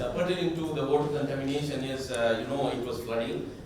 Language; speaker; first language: English; non-native, local second language; Sinhala